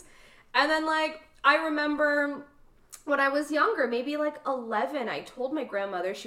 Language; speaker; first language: English; native; English